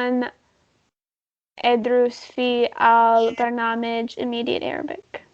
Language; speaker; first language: Arabic; non-native, learner; English